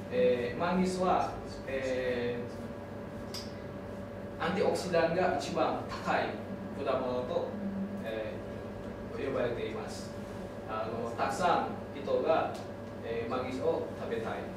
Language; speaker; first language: Japanese; non-native, learner; Indonesian